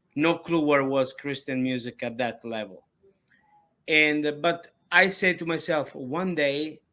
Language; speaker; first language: English; non-native, learner; Italian